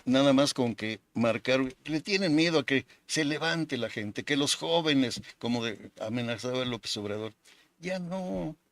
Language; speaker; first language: Spanish; native; Spanish